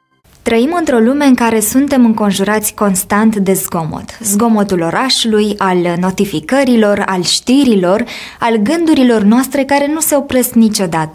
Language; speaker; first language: Romanian; native; Romanian